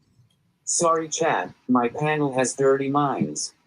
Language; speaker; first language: English; native; English